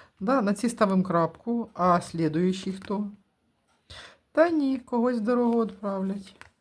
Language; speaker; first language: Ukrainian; non-native, local second language; Russian